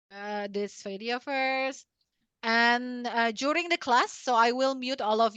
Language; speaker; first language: English; non-native, fluent; Indonesian